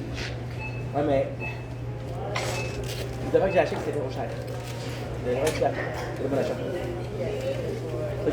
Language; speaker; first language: French; native; French